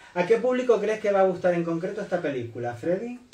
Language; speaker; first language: Spanish; native; Spanish